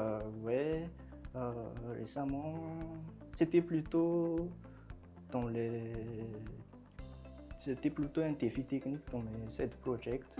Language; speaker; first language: French; non-native, local second language; Malagasy